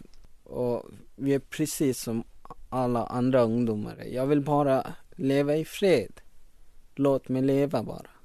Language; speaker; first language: Swedish; non-native, learner; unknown